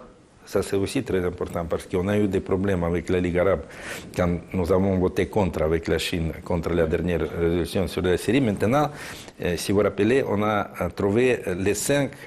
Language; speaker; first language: French; non-native, fluent; Russian